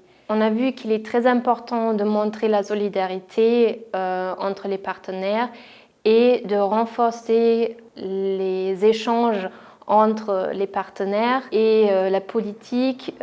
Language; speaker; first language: French; non-native, fluent; German